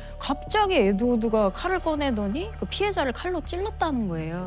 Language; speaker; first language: Korean; native; Korean